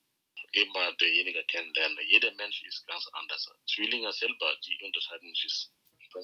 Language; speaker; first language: German; non-native, fluent; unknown